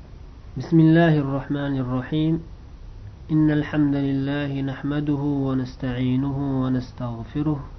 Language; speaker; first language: Arabic; non-native, fluent; Uzbek